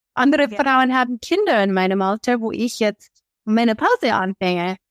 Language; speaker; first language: German; non-native, fluent; English